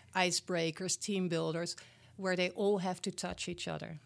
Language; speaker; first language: English; non-native, fluent; Dutch